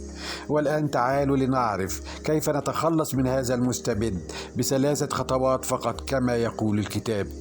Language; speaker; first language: Arabic; native; Arabic